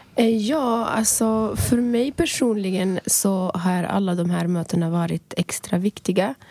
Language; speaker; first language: Swedish; non-native, fluent; Arabic